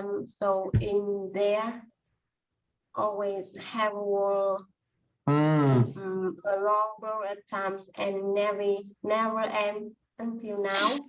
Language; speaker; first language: English; non-native, learner; Vietnamese